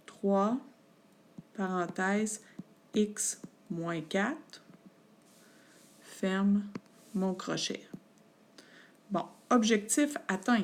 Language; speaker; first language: French; native; French